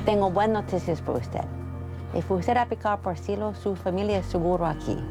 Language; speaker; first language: Spanish; non-native, fluent; English